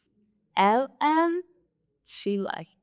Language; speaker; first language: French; non-native, fluent; English